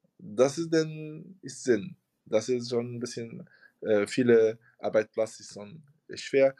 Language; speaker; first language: German; non-native, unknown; Arabic